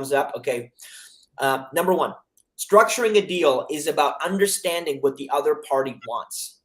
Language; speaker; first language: English; native; English